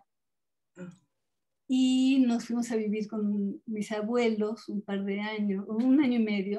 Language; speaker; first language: Spanish; native; Spanish